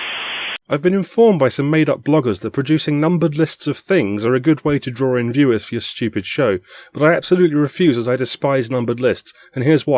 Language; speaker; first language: English; native; English